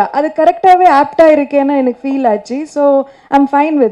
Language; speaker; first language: Tamil; non-native, learner; Kannada